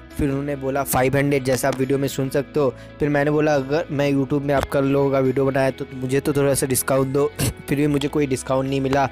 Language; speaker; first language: Hindi; non-native, local second language; Bangla